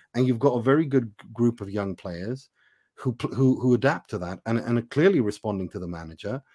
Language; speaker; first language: English; non-native, fluent; Persian